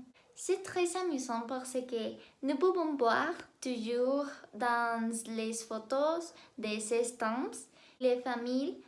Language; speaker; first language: French; non-native, learner; Spanish